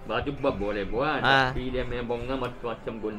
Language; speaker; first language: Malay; non-native, local second language; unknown